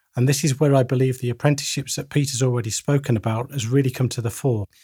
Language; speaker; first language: English; native; English